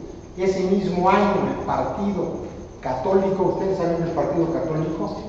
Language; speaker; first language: Spanish; native; Spanish